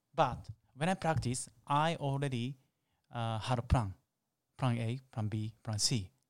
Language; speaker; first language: English; non-native, learner; Japanese